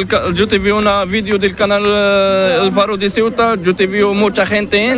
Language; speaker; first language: Spanish; non-native, learner; Arabic